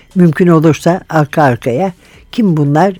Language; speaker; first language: Turkish; native; Turkish